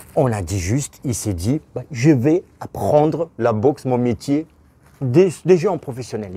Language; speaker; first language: French; non-native, fluent; Russian